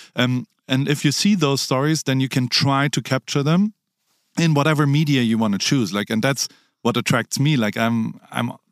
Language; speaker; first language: English; non-native, fluent; German